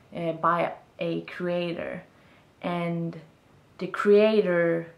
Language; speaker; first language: English; non-native, fluent; Swedish